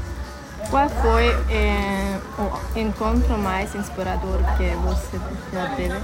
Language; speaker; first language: Portuguese; non-native, learner; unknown